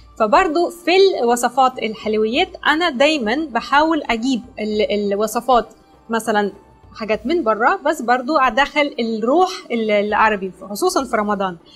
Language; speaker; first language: Arabic; non-native, fluent; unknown